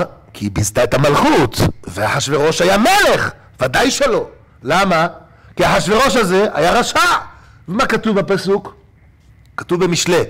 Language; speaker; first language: Hebrew; native; Hebrew